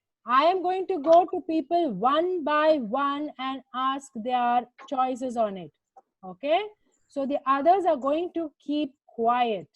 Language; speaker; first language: English; non-native, local second language; Hindi